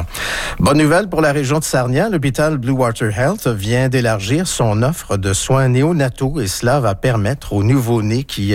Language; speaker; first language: French; native; French